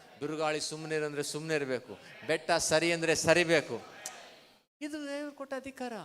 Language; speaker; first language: Kannada; non-native, local second language; Tamil